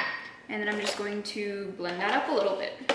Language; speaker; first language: English; native; English